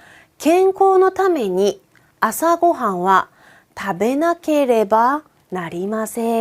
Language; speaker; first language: Japanese; non-native, fluent; Korean